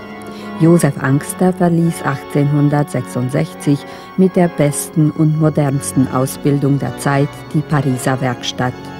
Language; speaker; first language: German; native; German